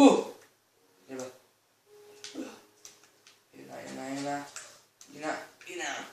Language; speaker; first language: French; native; French